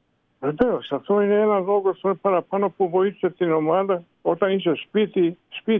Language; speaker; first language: Greek; non-native, fluent; Serbian